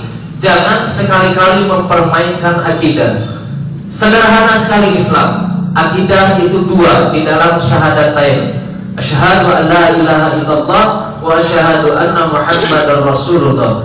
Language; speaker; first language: Indonesian; native; Indonesian